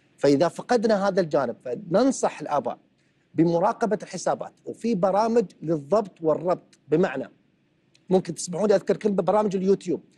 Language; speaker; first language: Arabic; native; Arabic